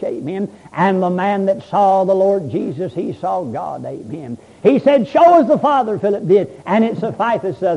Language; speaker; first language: English; native; English